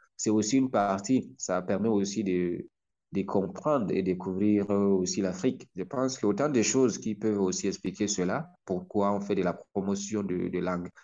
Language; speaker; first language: French; non-native, local second language; Hausa